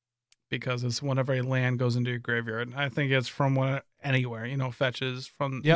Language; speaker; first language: English; native; English